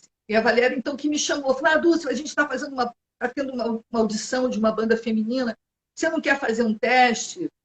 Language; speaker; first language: Portuguese; native; Portuguese